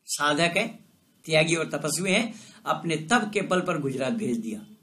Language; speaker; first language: Hindi; non-native, local second language; Bangla